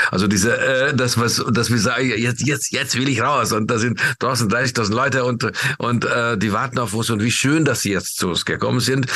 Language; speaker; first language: German; non-native, fluent; Hungarian